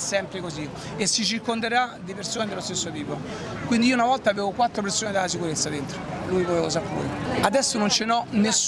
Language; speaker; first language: Italian; native; Italian